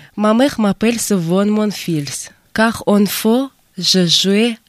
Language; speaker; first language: French; non-native, learner; Russian